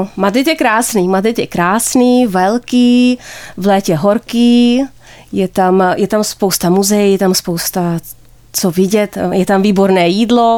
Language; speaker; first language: Czech; native; Czech